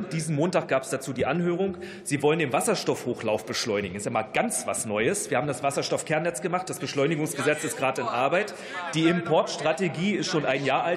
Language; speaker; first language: German; native; German